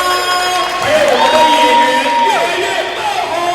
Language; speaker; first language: Chinese; native; Chinese